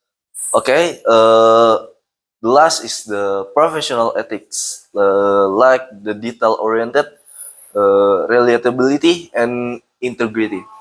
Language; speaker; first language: English; non-native, learner; Indonesian